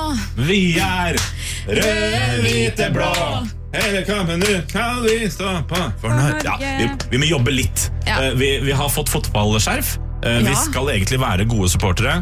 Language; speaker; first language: Norwegian; native; Norwegian